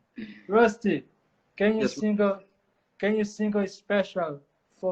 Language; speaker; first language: English; non-native, learner; Portuguese